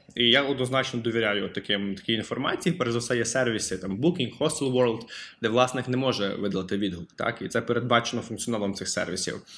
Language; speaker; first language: Ukrainian; native; Ukrainian